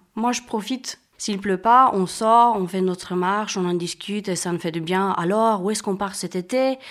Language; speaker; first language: French; non-native, fluent; Romanian